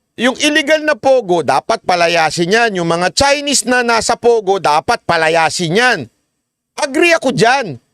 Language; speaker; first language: Filipino; native; Filipino